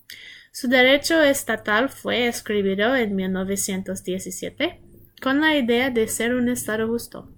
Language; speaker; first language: Spanish; non-native, learner; English